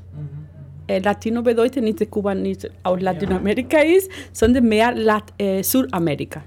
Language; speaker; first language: German; non-native, learner; Spanish